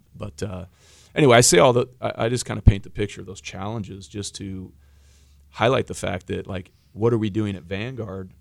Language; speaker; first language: English; native; English